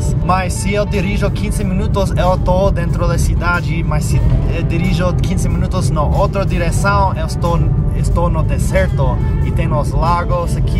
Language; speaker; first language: Portuguese; non-native, fluent; English